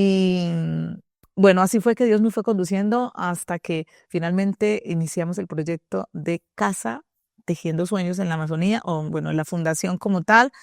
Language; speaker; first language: Spanish; native; Spanish